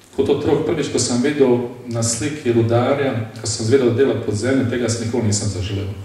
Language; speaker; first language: Slovenian; early bilingual, other home language; Bosnian